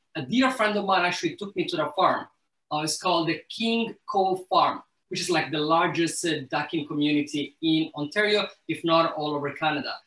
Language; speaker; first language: English; early bilingual, other home language; Somali